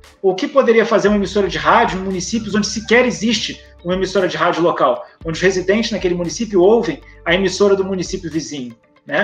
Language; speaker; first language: Portuguese; native; Portuguese